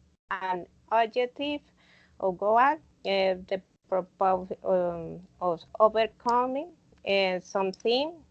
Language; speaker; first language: English; non-native, learner; Spanish